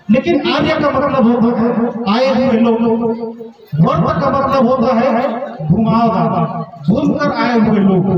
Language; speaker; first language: Hindi; non-native, local second language; Gondi